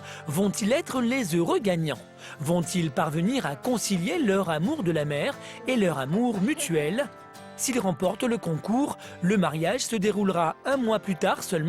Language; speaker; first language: French; native; French